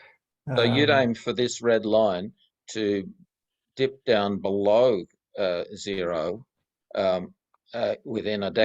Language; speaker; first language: English; native; English